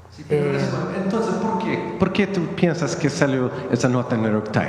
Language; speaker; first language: Spanish; non-native, learner; Swedish